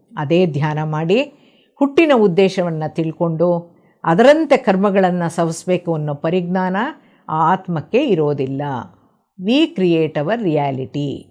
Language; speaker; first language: Kannada; non-native, local second language; Telugu